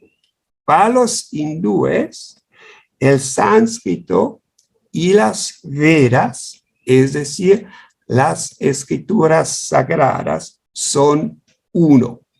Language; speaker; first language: Spanish; non-native, fluent; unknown